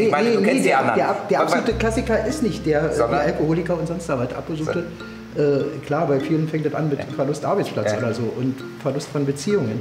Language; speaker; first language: German; native; German